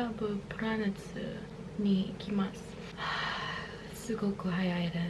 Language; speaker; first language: Japanese; non-native, learner; English